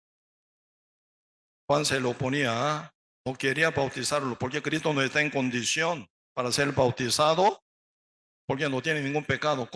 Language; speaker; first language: Spanish; non-native, learner; Korean